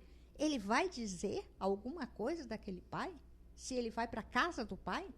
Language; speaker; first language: Portuguese; native; Portuguese